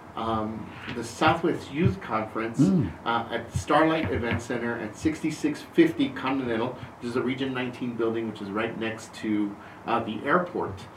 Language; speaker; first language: English; early bilingual, other home language; Spanish